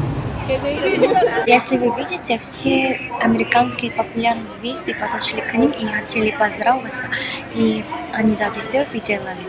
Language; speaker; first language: Russian; non-native, fluent; Korean